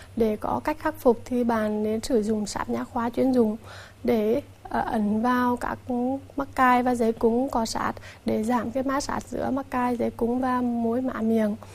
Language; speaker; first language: Vietnamese; native; Vietnamese